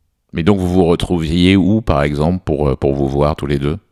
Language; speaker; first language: French; native; French